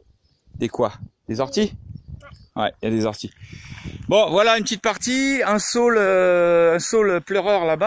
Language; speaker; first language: French; native; French